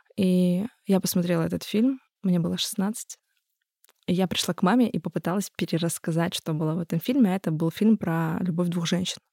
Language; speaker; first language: Russian; native; Russian